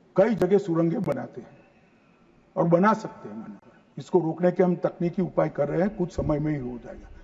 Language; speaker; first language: Hindi; native; Hindi